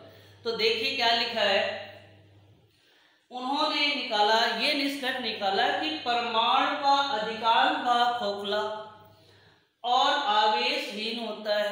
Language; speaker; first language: Hindi; native; Hindi